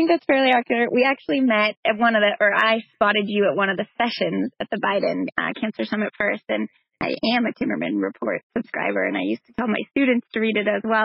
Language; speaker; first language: English; native; English